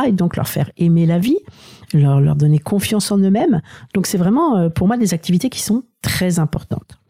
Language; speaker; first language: French; native; French